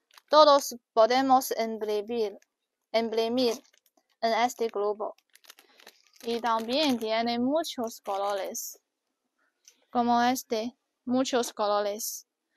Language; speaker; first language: Spanish; non-native, learner; Chinese